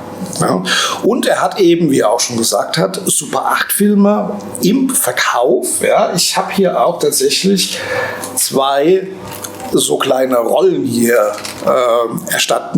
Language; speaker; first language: German; native; German